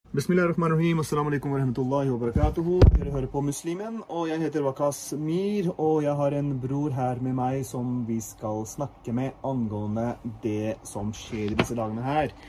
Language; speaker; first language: Norwegian; early bilingual, other home language; Urdu